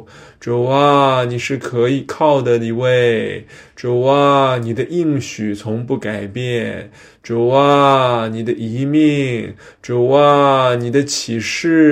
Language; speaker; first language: Chinese; native; Chinese